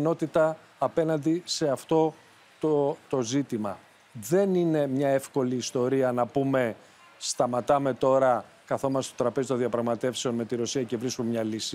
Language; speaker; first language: Greek; native; Greek